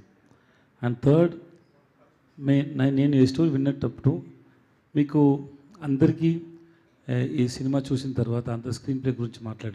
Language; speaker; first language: Telugu; non-native, local second language; Tamil